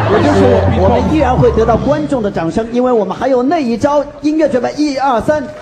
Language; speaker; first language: Chinese; native; Chinese